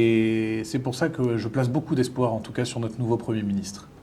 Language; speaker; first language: French; native; French